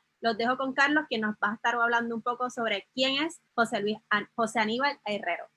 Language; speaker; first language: Spanish; native; Spanish